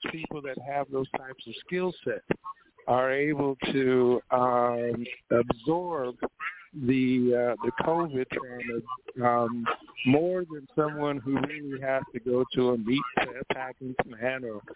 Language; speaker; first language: English; early bilingual, other home language; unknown